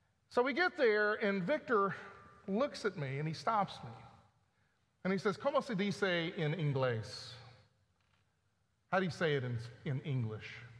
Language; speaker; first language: English; native; English